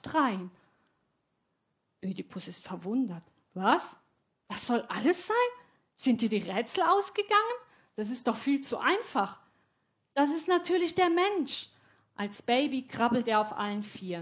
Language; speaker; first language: German; native; German